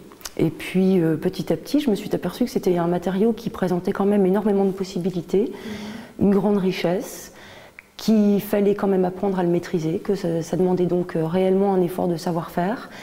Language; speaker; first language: French; native; French